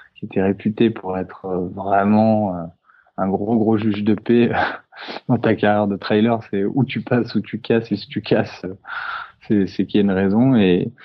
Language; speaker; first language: French; native; French